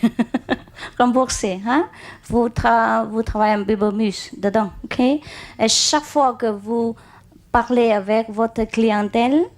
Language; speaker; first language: French; non-native, learner; Chinese